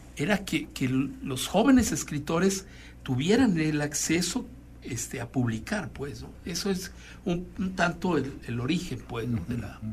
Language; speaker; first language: Spanish; native; Spanish